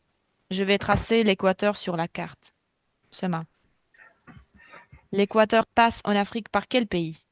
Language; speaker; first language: French; non-native, fluent; Russian